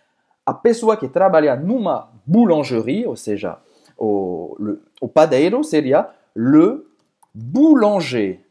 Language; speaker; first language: Portuguese; non-native, fluent; French